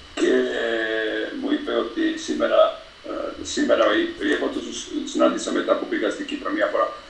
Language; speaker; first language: Greek; non-native, fluent; Serbian